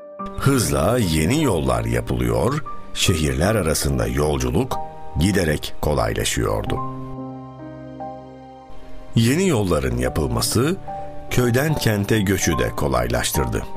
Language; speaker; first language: Turkish; native; Turkish